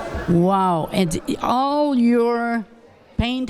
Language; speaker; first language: English; non-native, local second language; French